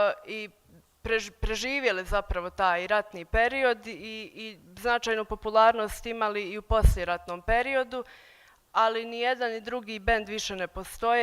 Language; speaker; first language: Bosnian; native; Bosnian